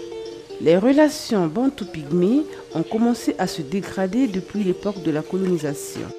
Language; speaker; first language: French; non-native, local second language; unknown